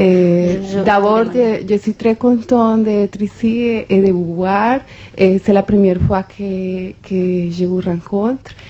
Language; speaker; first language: French; non-native, fluent; Spanish